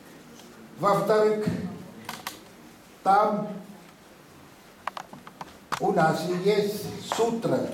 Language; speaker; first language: Russian; non-native, fluent; Vietnamese